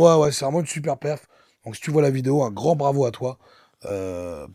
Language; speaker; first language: French; native; French